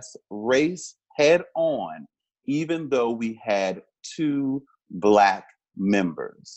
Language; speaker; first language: English; native; English